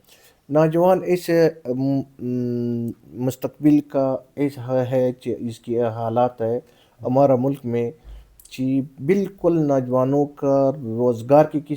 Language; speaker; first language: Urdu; non-native, local second language; Pashto